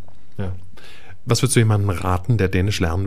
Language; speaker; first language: German; native; German